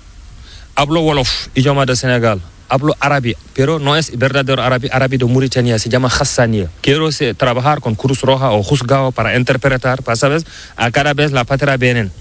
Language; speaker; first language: Spanish; non-native, learner; Fula